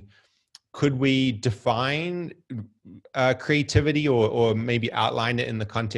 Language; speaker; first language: English; native; English